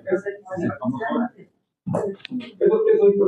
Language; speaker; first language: Spanish; native; Spanish